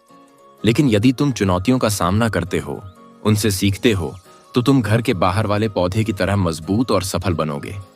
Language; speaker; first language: Hindi; native; Hindi